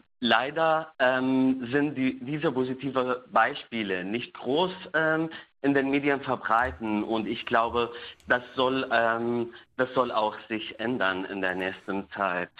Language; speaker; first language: German; non-native, fluent; Arabic